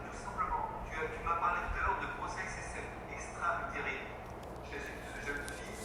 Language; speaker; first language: French; native; French